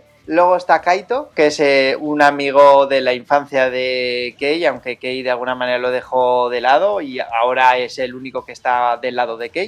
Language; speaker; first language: Spanish; native; Spanish